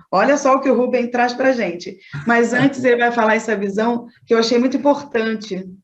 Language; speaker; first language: Portuguese; native; Portuguese